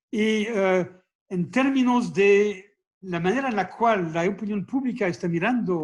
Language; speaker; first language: Spanish; non-native, fluent; French